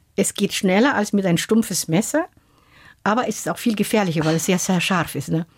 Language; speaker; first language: German; non-native, fluent; Somali